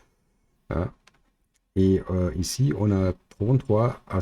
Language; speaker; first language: French; non-native, learner; German